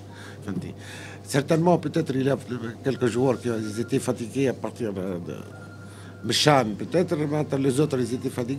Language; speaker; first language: French; non-native, local second language; Arabic